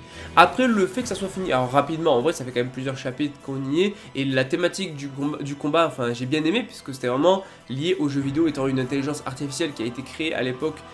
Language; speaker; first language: French; native; French